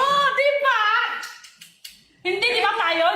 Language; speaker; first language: Filipino; non-native, learner; Chinese